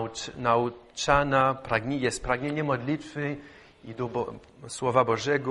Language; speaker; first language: Polish; non-native, fluent; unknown